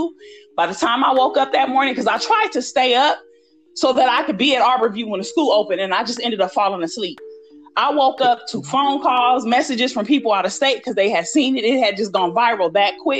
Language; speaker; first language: English; native; English